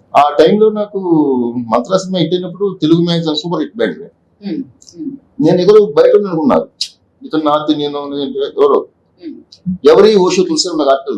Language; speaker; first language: Telugu; native; Telugu